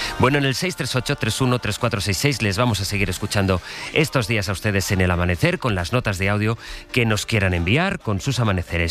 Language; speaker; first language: Spanish; native; Spanish